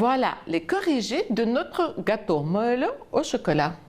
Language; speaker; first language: French; non-native, fluent; Ukrainian